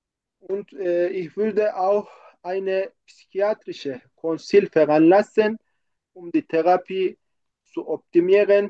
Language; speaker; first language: German; non-native, fluent; Turkish